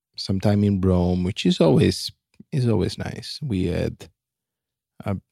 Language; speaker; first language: English; non-native, fluent; Italian